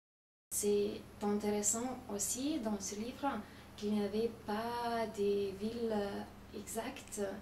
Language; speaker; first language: French; non-native, fluent; Lithuanian